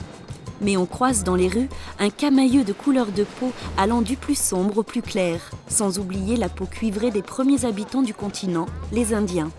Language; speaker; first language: French; native; French